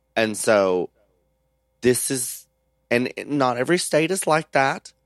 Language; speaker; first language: English; native; English